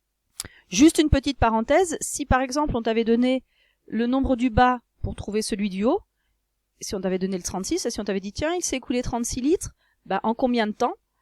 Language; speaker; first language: French; native; French